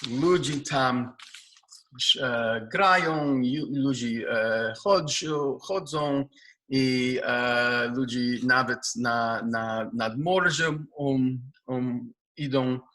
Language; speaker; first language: Polish; non-native, learner; Hebrew